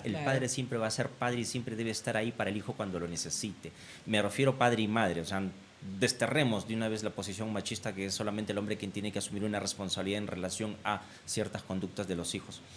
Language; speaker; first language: Spanish; native; Spanish